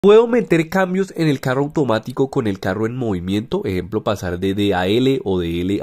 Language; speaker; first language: Spanish; native; Spanish